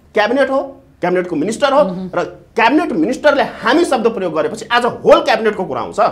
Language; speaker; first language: Nepali; non-native, local second language; Maithili